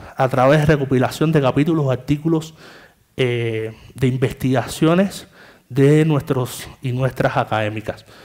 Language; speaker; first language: Spanish; native; Spanish